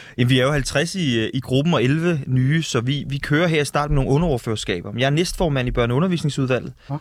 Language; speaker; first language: Danish; native; Danish